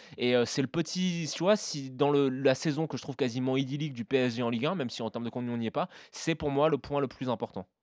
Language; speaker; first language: French; native; French